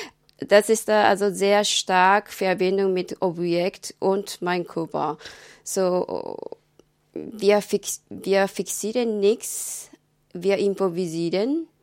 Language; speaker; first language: German; non-native, learner; Japanese